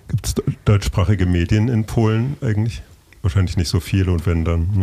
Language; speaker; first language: German; native; German